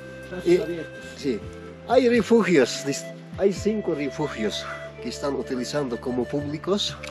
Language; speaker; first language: Spanish; non-native, local second language; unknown